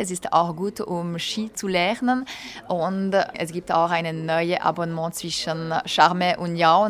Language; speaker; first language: German; non-native, local second language; French